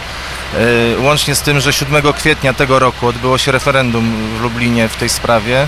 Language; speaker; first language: Polish; native; Polish